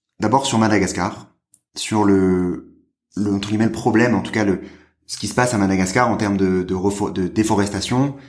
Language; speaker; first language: French; native; French